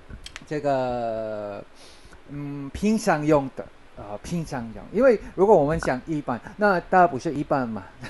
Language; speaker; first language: Chinese; non-native, learner; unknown